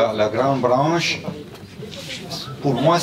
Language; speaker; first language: French; non-native, fluent; Italian